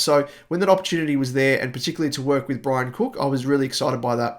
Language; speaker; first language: English; native; English